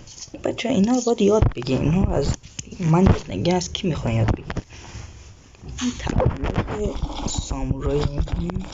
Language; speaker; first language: Persian; native; Persian